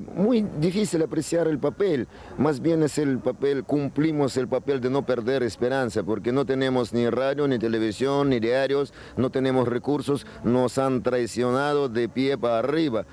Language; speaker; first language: Spanish; non-native, fluent; Russian